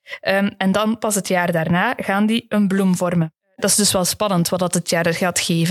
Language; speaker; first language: Dutch; native; Dutch